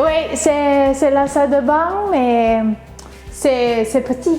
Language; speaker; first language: French; non-native, learner; Thai